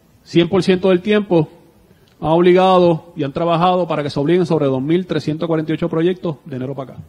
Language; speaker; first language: Spanish; native; Spanish